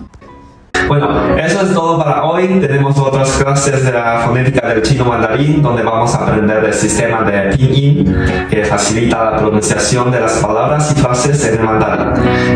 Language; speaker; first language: Spanish; non-native, fluent; Chinese